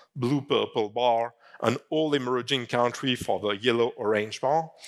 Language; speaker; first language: English; non-native, fluent; French